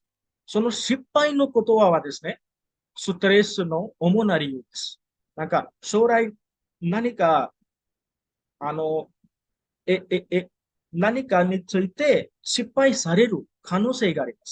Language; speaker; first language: Japanese; non-native, fluent; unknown